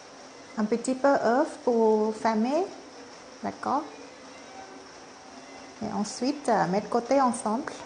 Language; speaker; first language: French; non-native, learner; Thai